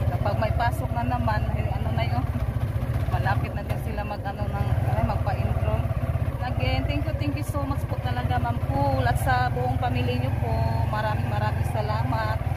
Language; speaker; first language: Filipino; non-native, local second language; Cebuano